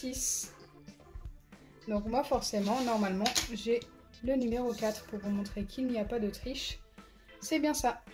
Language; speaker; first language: French; native; French